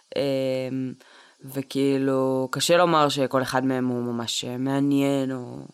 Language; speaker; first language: Hebrew; early bilingual, other home language; Russian